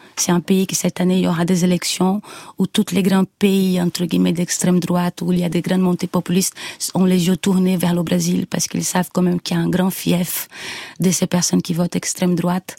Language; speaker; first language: French; non-native, fluent; Portuguese